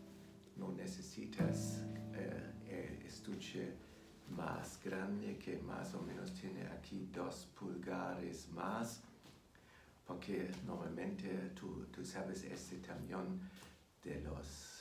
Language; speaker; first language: Spanish; non-native, fluent; German